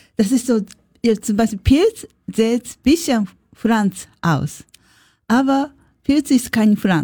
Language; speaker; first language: German; non-native, learner; Japanese